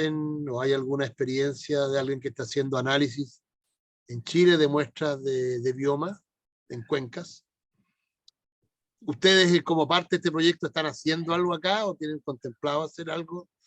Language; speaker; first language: Spanish; native; Spanish